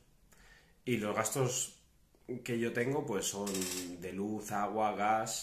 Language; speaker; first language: Spanish; native; Spanish